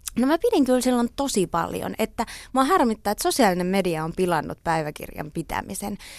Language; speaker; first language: Finnish; non-native, local second language; Swedish